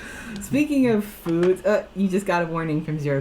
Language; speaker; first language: English; native; English